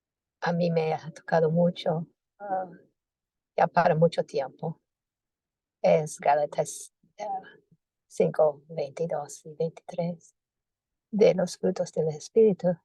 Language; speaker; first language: Spanish; non-native, fluent; English